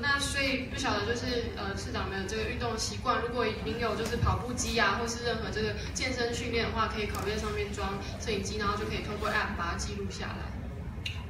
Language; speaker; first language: Chinese; native; Chinese